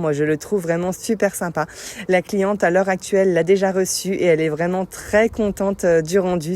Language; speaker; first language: French; native; French